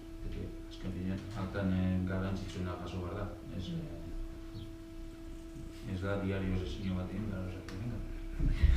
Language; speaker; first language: Basque; native; Basque